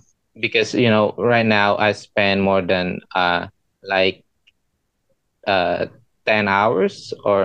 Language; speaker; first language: English; non-native, learner; Indonesian